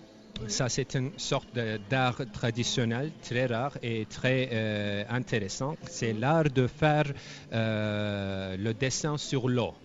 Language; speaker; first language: French; non-native, fluent; Turkish